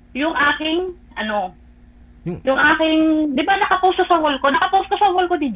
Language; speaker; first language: Filipino; native; Filipino